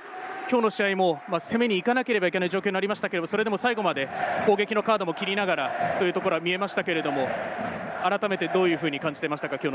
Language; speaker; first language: Japanese; native; Japanese